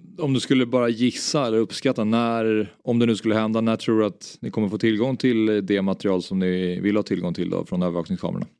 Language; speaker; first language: Swedish; native; Swedish